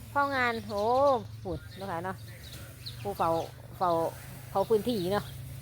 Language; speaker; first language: Thai; native; Thai